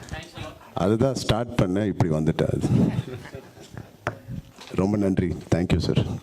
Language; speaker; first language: Tamil; non-native, local second language; Telugu